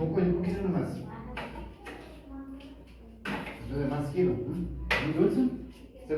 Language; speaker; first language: Spanish; non-native, learner; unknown